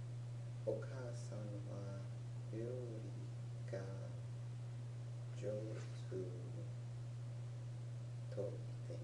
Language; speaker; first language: Japanese; non-native, learner; English